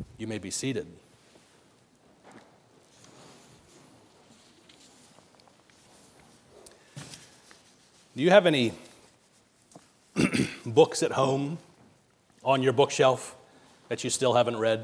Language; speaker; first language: English; native; English